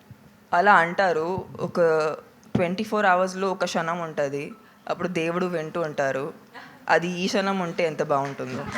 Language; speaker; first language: Telugu; non-native, local second language; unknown